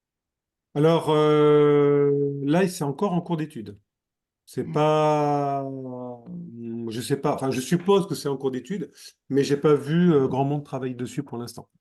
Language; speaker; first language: French; native; French